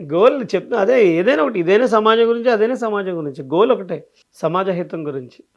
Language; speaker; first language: Telugu; native; Telugu